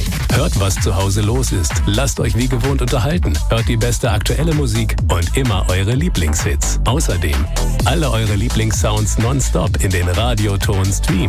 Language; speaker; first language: German; native; German